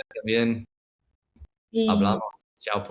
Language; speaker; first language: Spanish; non-native, learner; English